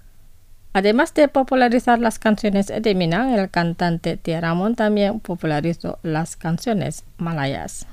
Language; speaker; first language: Spanish; non-native, fluent; Indonesian